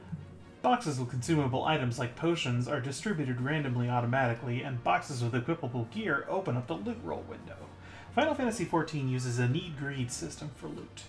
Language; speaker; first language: English; native; English